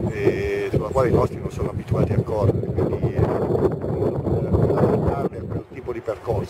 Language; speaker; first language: Italian; native; Italian